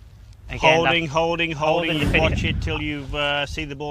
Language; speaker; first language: English; native; English